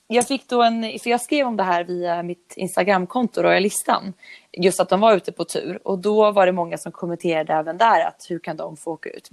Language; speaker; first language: Swedish; native; Swedish